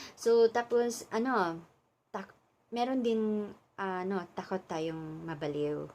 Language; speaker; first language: Filipino; non-native, local second language; Cebuano